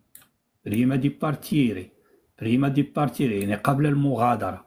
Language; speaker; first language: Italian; non-native, fluent; Arabic